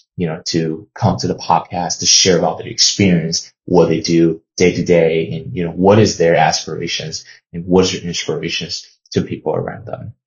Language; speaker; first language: English; non-native, fluent; Chinese